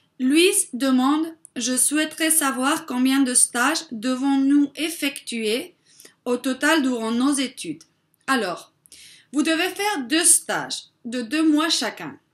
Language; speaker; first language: French; non-native, fluent; Spanish